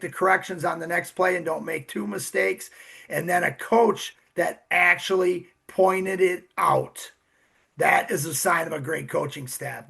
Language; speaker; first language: English; native; English